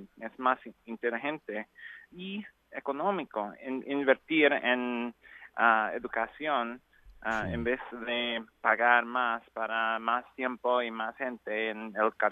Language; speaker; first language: Spanish; non-native, learner; English